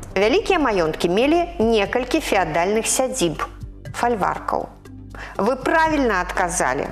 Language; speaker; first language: Belarusian; native; Belarusian